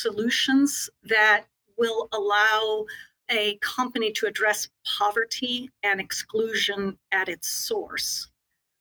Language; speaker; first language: English; native; English